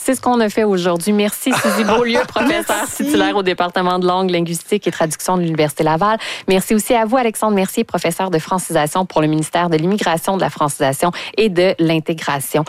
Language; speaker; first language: French; native; French